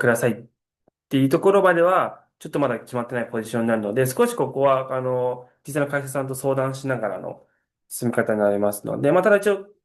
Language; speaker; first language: Japanese; native; Japanese